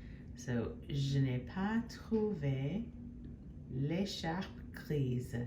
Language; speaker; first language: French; non-native, fluent; English